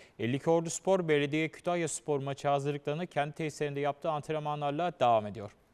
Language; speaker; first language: Turkish; native; Turkish